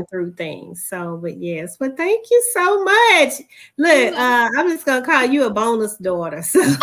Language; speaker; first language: English; native; English